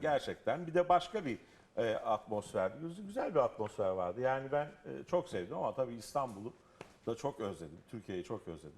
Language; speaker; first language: Turkish; non-native, fluent; Italian